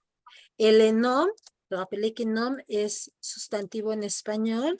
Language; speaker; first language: French; non-native, fluent; Spanish